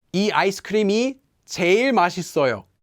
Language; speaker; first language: Korean; non-native, fluent; English